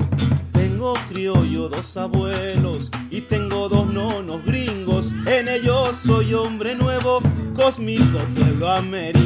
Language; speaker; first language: Spanish; native; Spanish